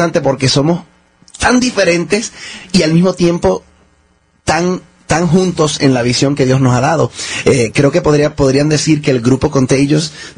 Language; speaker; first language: Spanish; early bilingual, heritage; Spanish